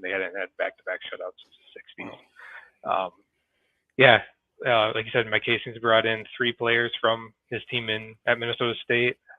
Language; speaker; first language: English; native; English